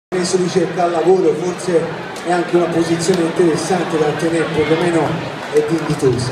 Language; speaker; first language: Italian; native; Italian